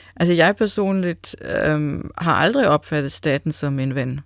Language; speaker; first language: Danish; non-native, fluent; German